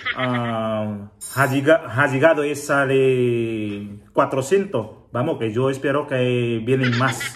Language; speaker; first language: Spanish; non-native, learner; Filipino